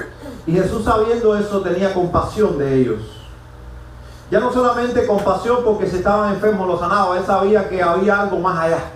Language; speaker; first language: Spanish; native; Spanish